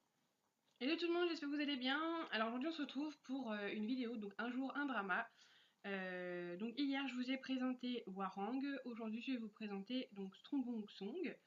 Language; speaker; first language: French; native; French